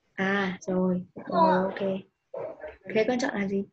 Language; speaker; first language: Vietnamese; native; Vietnamese